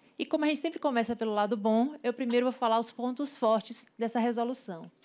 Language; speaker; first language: Portuguese; native; Portuguese